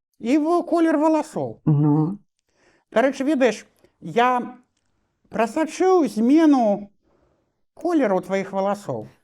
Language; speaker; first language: Belarusian; non-native, local second language; Russian